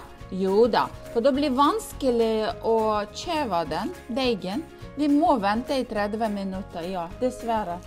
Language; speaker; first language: Norwegian; non-native, learner; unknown